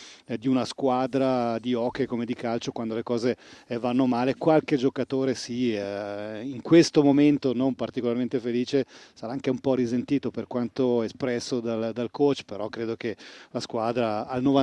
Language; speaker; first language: Italian; native; Italian